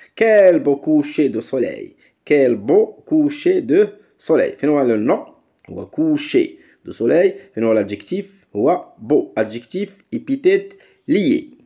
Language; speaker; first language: French; non-native, local second language; Arabic